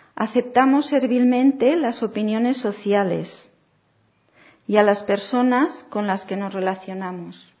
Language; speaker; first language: Spanish; non-native, local second language; Catalan